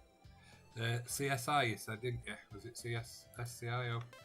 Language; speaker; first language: English; native; English